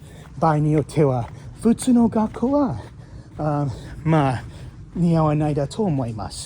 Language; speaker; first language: Japanese; non-native, fluent; English